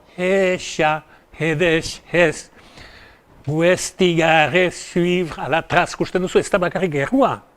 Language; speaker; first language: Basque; native; Basque